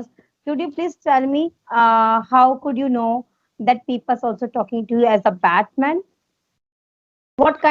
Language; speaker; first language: English; non-native, learner; Hindi